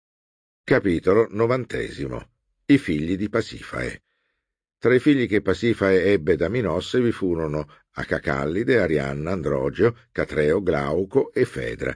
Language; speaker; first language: Italian; native; Italian